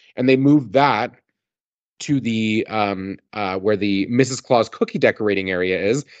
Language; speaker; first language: English; native; English